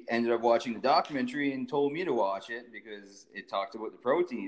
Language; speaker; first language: English; native; English